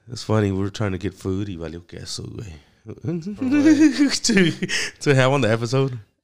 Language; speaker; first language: English; early bilingual, other home language; Spanish